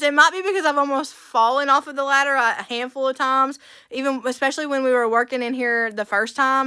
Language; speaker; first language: English; native; English